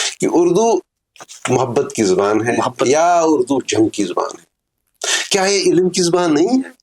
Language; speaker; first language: Urdu; non-native, local second language; Kashmiri